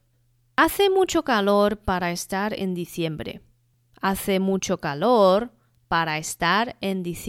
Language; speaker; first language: Spanish; non-native, fluent; Chinese